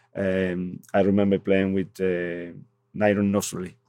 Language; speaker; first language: English; non-native, fluent; Spanish